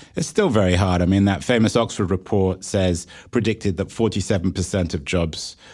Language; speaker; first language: English; native; English